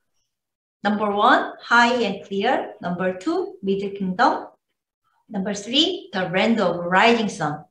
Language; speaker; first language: English; non-native, learner; Korean